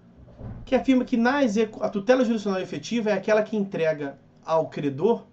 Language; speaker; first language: Portuguese; native; Portuguese